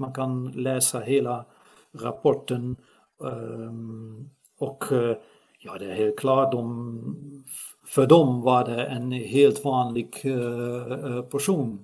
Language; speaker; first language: Swedish; non-native, fluent; Dutch